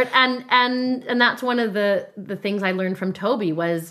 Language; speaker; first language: English; native; English